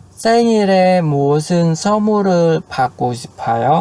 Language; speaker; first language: Korean; non-native, fluent; Khmer